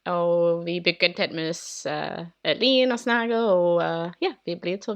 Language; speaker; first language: Danish; non-native, learner; English